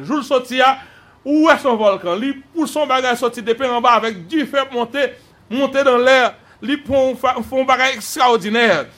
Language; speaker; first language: French; non-native, local second language; Haitian Creole